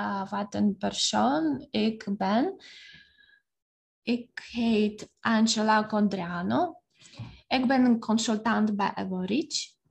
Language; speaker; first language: Dutch; non-native, fluent; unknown